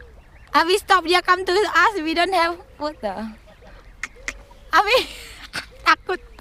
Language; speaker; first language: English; non-native, learner; Indonesian